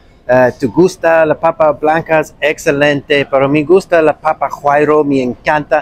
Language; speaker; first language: Spanish; non-native, learner; English